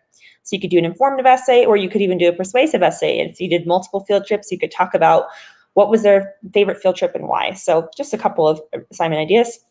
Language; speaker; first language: English; native; English